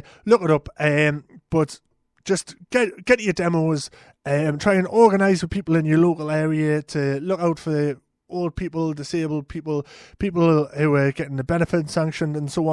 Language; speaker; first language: English; native; English